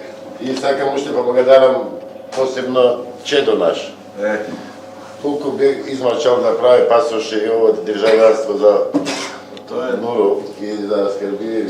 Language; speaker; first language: Macedonian; non-native, learner; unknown